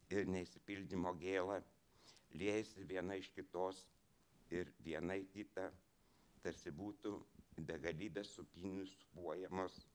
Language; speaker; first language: French; non-native, fluent; Lithuanian